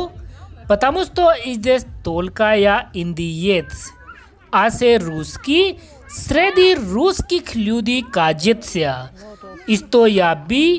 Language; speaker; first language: Russian; non-native, learner; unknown